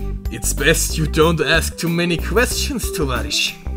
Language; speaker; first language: English; non-native, learner; German